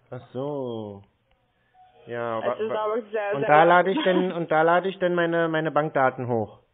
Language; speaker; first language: German; native; German